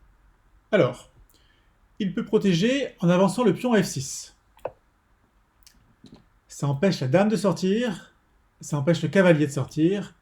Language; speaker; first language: French; native; French